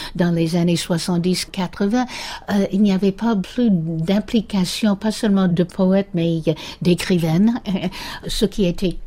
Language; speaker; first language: French; non-native, fluent; English